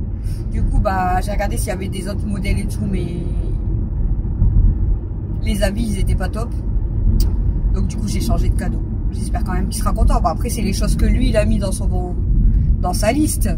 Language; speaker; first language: French; native; French